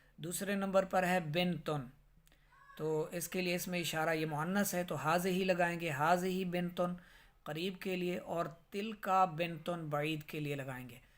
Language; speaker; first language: Urdu; native; Urdu